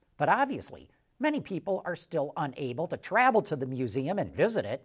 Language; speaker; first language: English; native; English